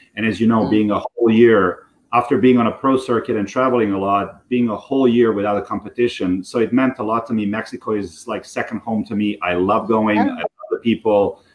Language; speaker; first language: English; non-native, fluent; Serbian